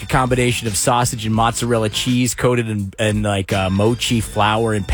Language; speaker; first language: English; native; English